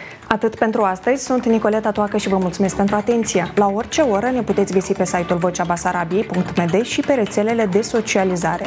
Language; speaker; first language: Romanian; native; Romanian